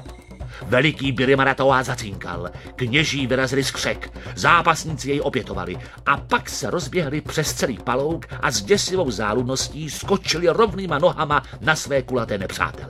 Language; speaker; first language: Czech; native; Czech